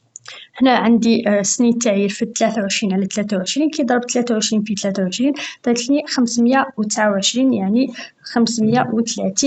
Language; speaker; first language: Arabic; native; Arabic